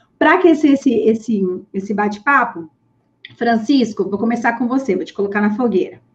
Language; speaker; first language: Portuguese; native; Portuguese